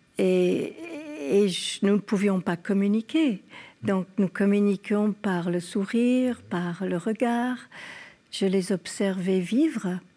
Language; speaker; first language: French; non-native, fluent; English